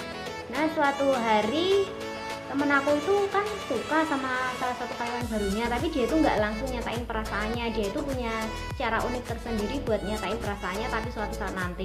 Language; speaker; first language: Indonesian; native; Indonesian